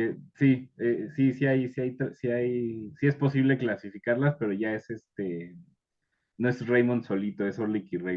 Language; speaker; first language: Spanish; native; Spanish